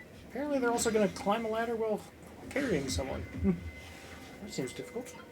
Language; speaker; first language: English; native; English